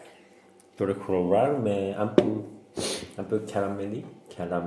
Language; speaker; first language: French; non-native, learner; Japanese